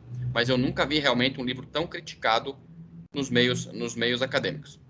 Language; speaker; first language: Portuguese; native; Portuguese